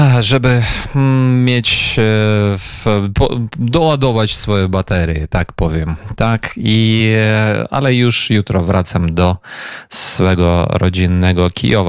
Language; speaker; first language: Polish; non-native, fluent; Ukrainian